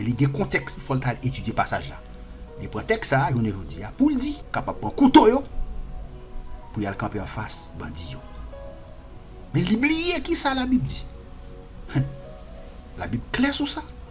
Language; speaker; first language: French; non-native, local second language; Haitian Creole